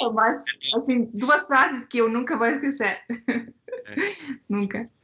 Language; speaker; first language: Portuguese; non-native, fluent; Estonian